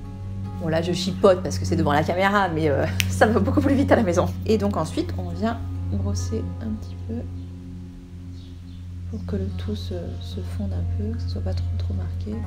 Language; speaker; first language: French; native; French